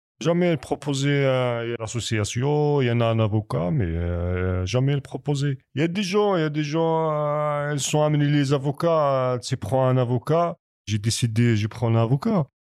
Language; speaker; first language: French; non-native, learner; Kabyle